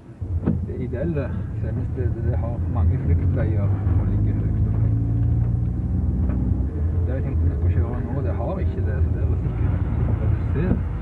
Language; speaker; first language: Norwegian; native; Norwegian